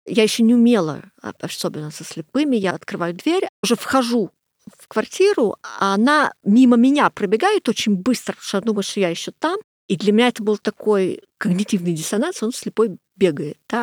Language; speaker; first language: Russian; non-native, fluent; English